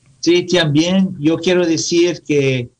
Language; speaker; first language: Spanish; non-native, learner; English